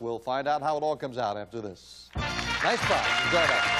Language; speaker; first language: English; native; English